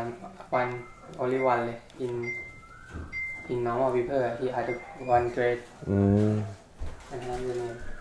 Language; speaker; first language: English; non-native, learner; Thai